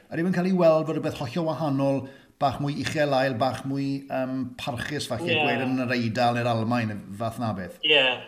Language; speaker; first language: Welsh; native; Welsh